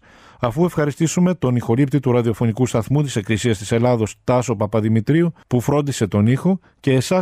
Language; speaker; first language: Greek; native; Greek